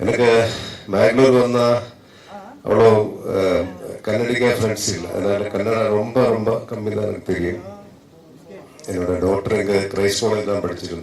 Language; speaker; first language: Tamil; non-native, local second language; Malayalam